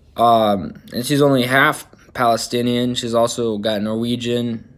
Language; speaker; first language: English; native; English